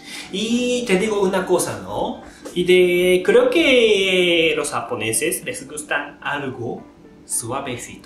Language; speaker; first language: Spanish; non-native, fluent; Japanese